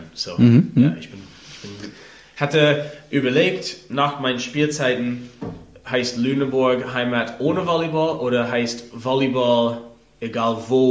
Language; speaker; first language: German; non-native, learner; English